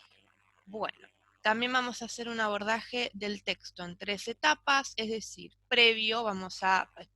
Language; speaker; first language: Spanish; native; Spanish